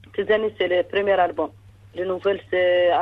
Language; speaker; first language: French; non-native, learner; Arabic